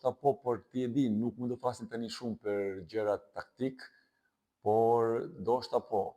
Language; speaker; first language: Albanian; non-native, learner; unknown